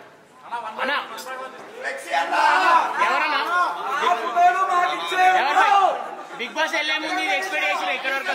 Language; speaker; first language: Telugu; native; Telugu